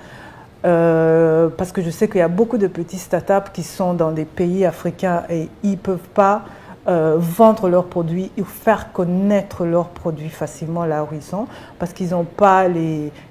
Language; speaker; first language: French; non-native, local second language; Kinyarwanda